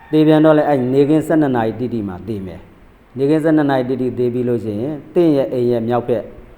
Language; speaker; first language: Burmese; native; Burmese